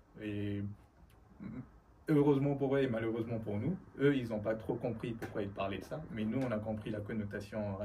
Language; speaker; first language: French; early bilingual, other home language; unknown